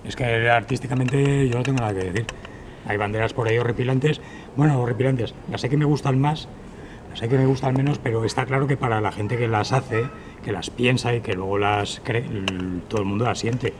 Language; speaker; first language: Spanish; native; Spanish